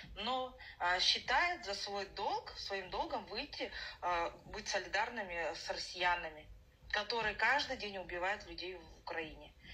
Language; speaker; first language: Russian; non-native, local second language; Kazakh